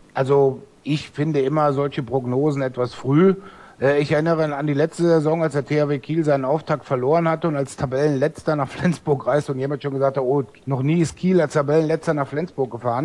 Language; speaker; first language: German; native; German